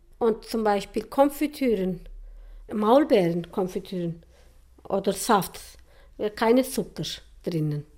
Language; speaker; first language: German; non-native, learner; Turkish